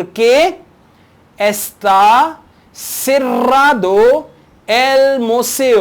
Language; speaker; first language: Spanish; non-native, learner; Urdu